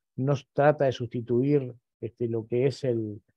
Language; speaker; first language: Spanish; native; Spanish